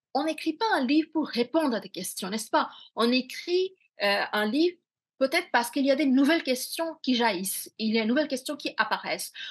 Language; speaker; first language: French; non-native, fluent; Bangla